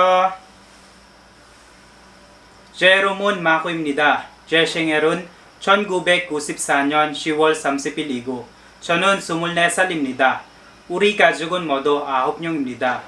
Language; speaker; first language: Korean; non-native, learner; Filipino